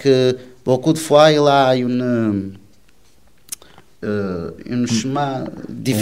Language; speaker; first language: French; non-native, learner; Portuguese